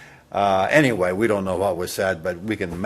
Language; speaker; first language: English; native; English